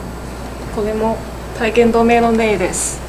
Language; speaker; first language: Japanese; non-native, learner; Cantonese